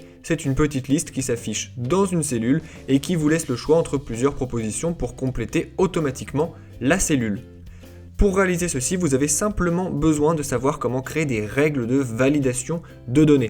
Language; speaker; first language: French; native; French